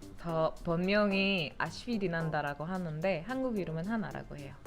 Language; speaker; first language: Korean; non-native, fluent; Indonesian